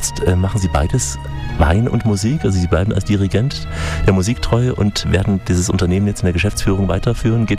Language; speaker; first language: German; native; German